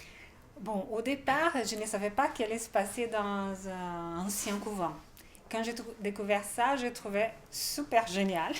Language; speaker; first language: French; non-native, fluent; Portuguese